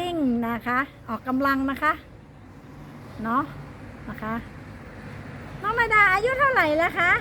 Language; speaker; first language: Thai; native; Thai